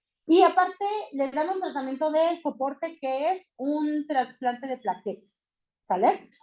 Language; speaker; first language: Spanish; native; Spanish